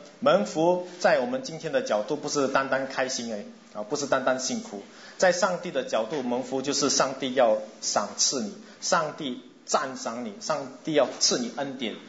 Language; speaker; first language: Chinese; non-native, local second language; English